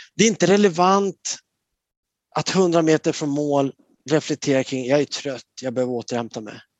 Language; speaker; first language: Swedish; native; Swedish